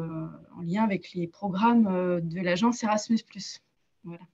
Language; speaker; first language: French; native; French